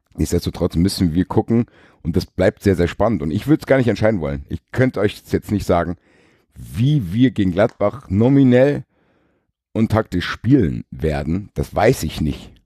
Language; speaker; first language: German; native; German